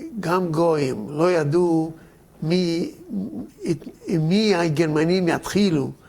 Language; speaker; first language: Hebrew; non-native, fluent; Yiddish